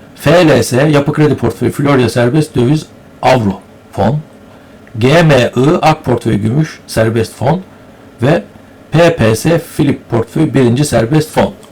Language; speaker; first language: Turkish; native; Turkish